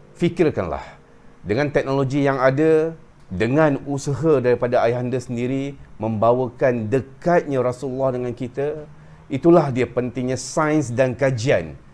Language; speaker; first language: Malay; native; Malay